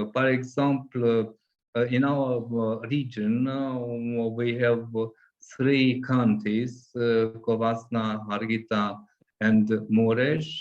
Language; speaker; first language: English; non-native, fluent; Hungarian